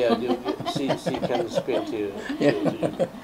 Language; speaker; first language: English; non-native, learner; Lao